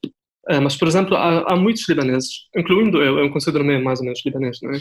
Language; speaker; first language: Portuguese; non-native, fluent; Arabic